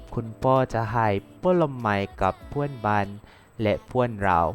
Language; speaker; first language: Thai; non-native, learner; Malay